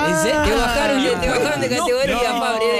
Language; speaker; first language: Spanish; native; Spanish